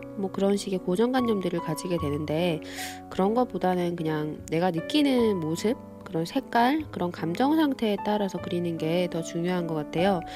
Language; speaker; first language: Korean; native; Korean